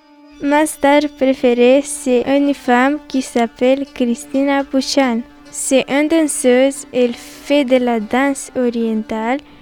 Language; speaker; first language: French; non-native, learner; Romanian